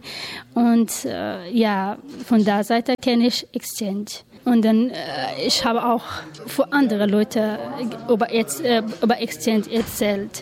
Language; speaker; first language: German; non-native, learner; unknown